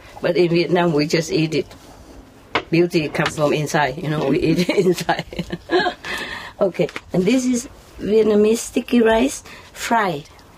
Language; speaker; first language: English; non-native, fluent; Vietnamese